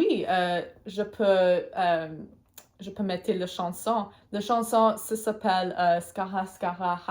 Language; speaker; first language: French; non-native, learner; Swedish